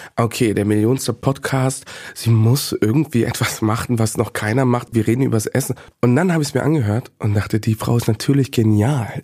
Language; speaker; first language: German; early bilingual, other home language; Bosnian